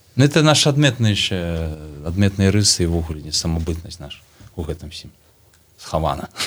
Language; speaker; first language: Belarusian; non-native, local second language; Russian